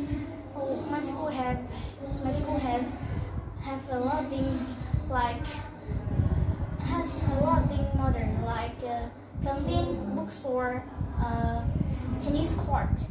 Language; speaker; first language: English; non-native, learner; Vietnamese